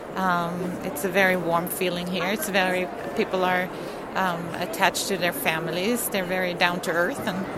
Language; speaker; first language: English; non-native, fluent; Swedish